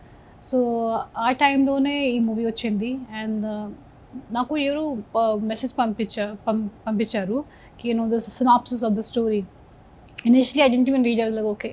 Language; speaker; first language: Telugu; non-native, local second language; Hindi